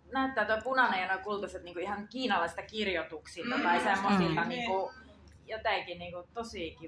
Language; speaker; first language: Finnish; native; Finnish